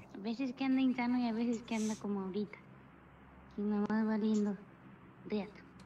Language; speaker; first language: Spanish; native; Spanish